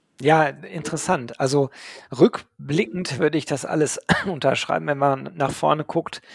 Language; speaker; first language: German; native; German